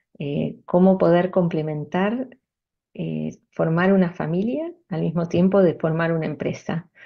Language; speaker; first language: Spanish; native; Spanish